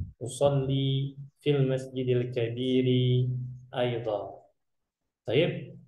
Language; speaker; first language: Arabic; non-native, fluent; Indonesian